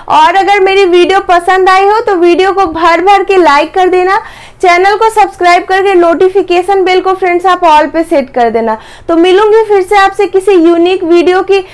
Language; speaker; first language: Hindi; native; Hindi